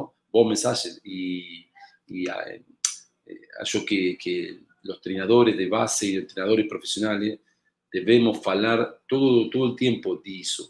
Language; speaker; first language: Spanish; non-native, learner; Portuguese